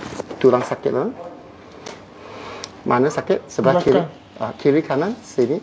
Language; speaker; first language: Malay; non-native, local second language; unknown